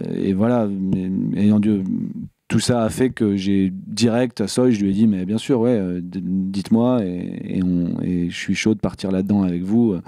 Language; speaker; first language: French; native; French